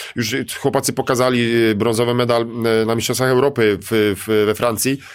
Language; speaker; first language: Polish; native; Polish